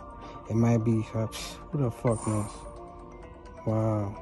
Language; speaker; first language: English; native; English